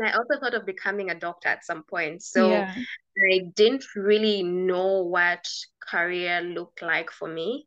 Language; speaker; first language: English; non-native, local second language; Bemba